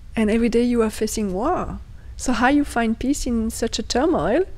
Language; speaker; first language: English; non-native, fluent; French